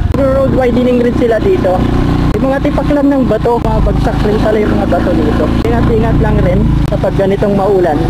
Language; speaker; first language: Filipino; non-native, local second language; Iloko